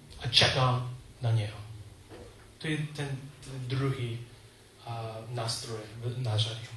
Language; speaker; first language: Czech; non-native, learner; English